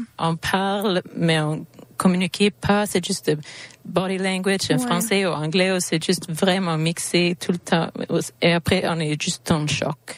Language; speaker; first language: French; non-native, learner; Swedish